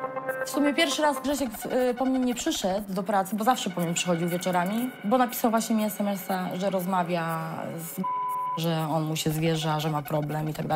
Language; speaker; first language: Polish; native; Polish